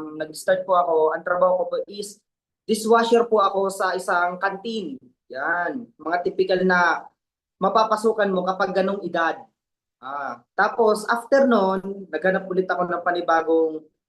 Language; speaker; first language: Filipino; non-native, local second language; Bikol